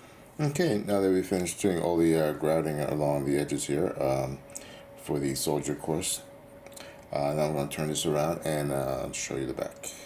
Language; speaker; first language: English; native; English